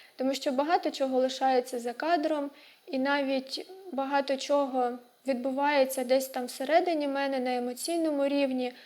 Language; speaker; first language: Ukrainian; non-native, local second language; Russian